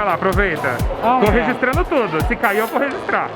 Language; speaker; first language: Portuguese; native; Portuguese